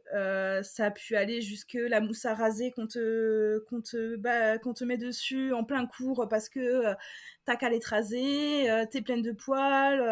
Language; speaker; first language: French; native; French